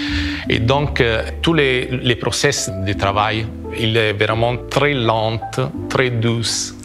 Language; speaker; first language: French; non-native, fluent; Italian